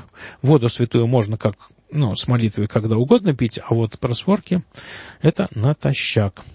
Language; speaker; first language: Russian; native; Russian